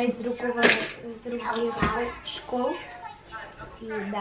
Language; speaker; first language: Russian; early bilingual, heritage; Russian